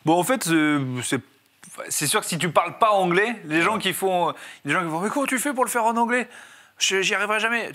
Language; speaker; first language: French; native; French